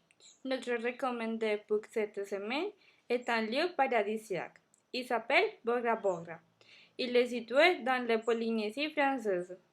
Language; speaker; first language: French; non-native, learner; Spanish